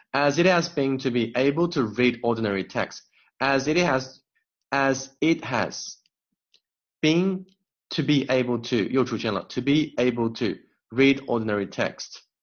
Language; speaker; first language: English; non-native, fluent; Chinese